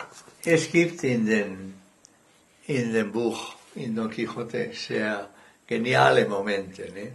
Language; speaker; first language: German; non-native, fluent; Spanish